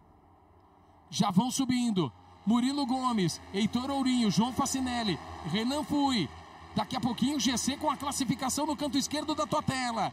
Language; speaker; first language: Portuguese; native; Portuguese